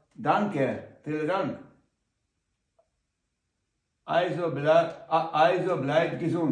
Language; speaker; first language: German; non-native, learner; Ukrainian